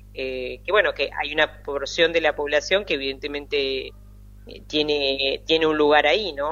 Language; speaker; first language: Spanish; native; Spanish